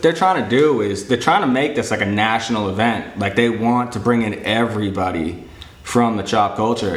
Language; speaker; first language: English; native; English